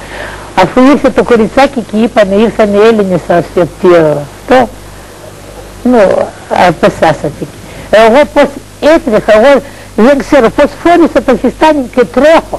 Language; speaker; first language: Greek; early bilingual, heritage; Greek